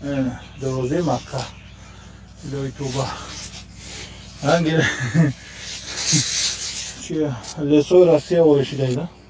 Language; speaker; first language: Russian; non-native, learner; Tajik